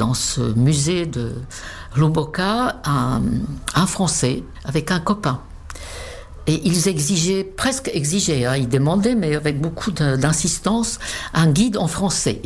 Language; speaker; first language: French; non-native, fluent; Czech